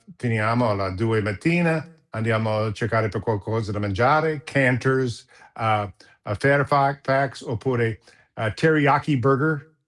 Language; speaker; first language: Italian; non-native, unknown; English